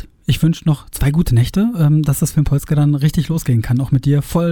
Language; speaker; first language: German; native; German